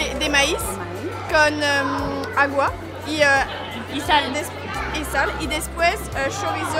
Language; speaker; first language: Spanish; non-native, learner; French